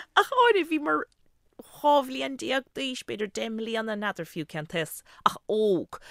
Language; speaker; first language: Irish; native; Irish